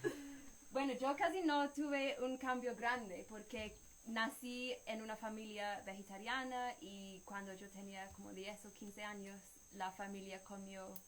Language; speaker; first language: Spanish; non-native, fluent; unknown